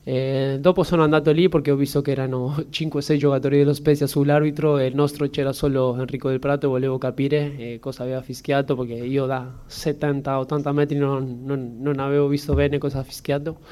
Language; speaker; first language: Italian; non-native, fluent; Spanish